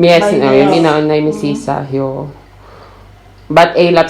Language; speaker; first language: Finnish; non-native, learner; Filipino